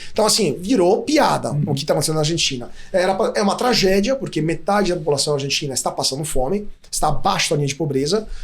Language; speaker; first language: Portuguese; non-native, fluent; Italian